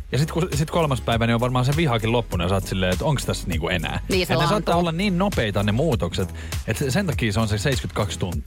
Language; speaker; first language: Finnish; native; Finnish